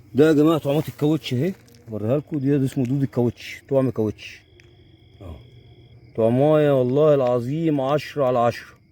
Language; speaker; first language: Egyptian Arabic; native; Egyptian Arabic